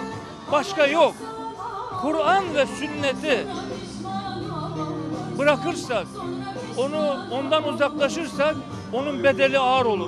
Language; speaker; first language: Turkish; native; Turkish